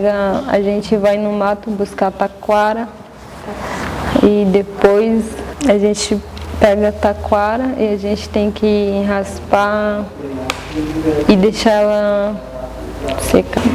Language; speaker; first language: Portuguese; non-native, local second language; Guarani